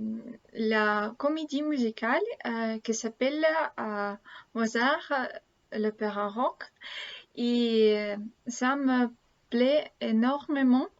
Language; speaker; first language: French; non-native, learner; Russian